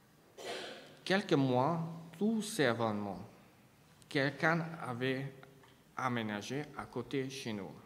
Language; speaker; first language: French; non-native, fluent; Hungarian